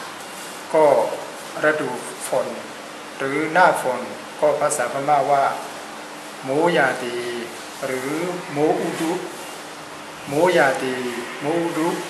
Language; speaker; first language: Thai; non-native, fluent; Burmese